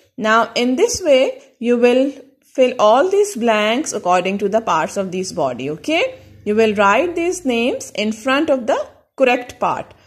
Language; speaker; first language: English; non-native, local second language; Urdu